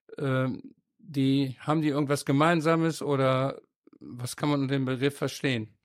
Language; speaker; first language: German; native; German